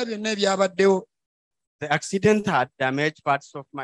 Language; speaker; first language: English; non-native, fluent; Oromo